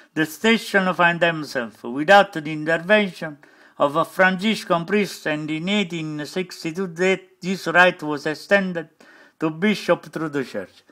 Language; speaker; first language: English; non-native, learner; Italian